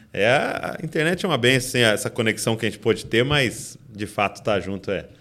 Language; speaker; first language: Portuguese; native; Portuguese